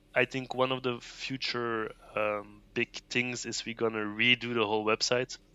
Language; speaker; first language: English; non-native, fluent; Dutch